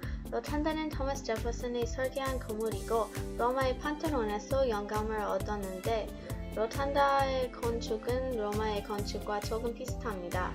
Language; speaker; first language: Korean; non-native, learner; English